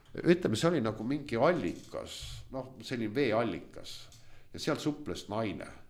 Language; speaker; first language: Estonian; non-native, local second language; Russian